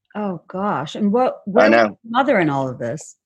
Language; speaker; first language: English; non-native, local second language; Bangla